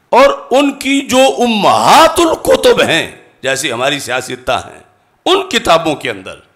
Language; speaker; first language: Urdu; non-native, local second language; Punjabi